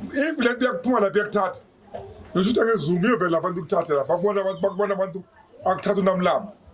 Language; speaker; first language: Zulu; native; Zulu